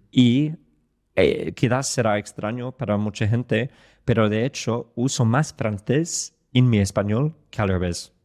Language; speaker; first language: Spanish; non-native, fluent; English